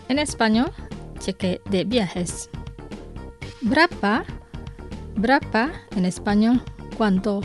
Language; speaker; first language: Spanish; non-native, fluent; Indonesian